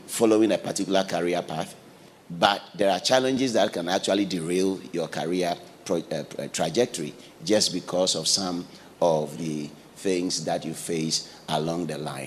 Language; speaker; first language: English; non-native, local second language; Akan